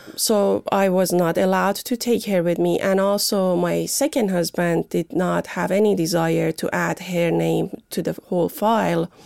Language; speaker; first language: English; non-native, fluent; Persian